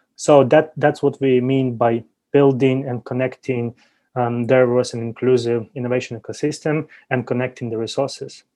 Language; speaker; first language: English; non-native, fluent; Ukrainian